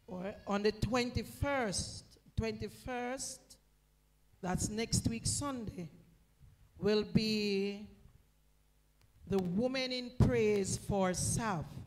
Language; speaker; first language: English; non-native, local second language; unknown